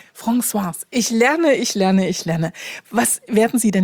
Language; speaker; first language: German; native; German